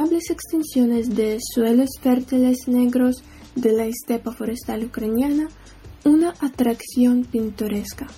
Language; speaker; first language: Spanish; non-native, learner; Ukrainian